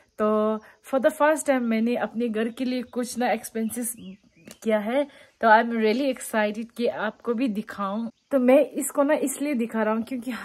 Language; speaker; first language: Hindi; non-native, local second language; Tibetan